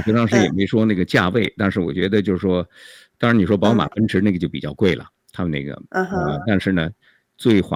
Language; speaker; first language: Chinese; native; Chinese